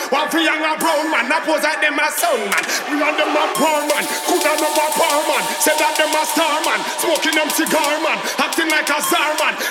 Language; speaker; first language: English; non-native, fluent; German